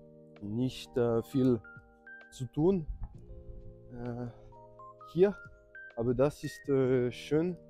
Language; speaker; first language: German; non-native, learner; French